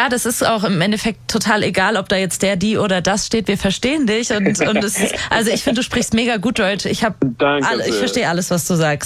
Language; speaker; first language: German; native; German